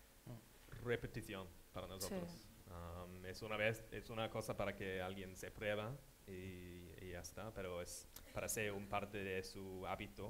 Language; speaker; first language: Spanish; non-native, fluent; English